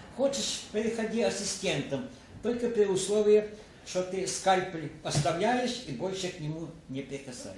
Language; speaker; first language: Russian; non-native, local second language; Ukrainian